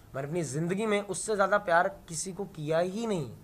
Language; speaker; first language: Hindi; native; Hindi